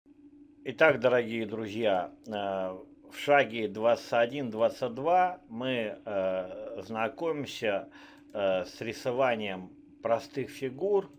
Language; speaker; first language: Russian; native; Russian